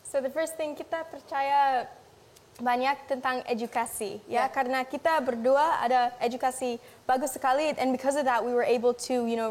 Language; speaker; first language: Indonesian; non-native, local second language; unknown